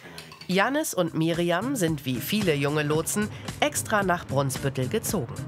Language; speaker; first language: German; native; German